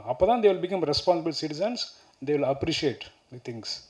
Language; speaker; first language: Tamil; native; Tamil